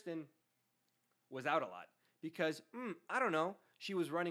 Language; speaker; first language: English; early bilingual, other home language; Spanish